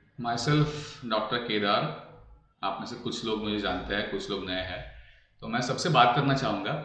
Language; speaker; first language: Hindi; non-native, local second language; Marathi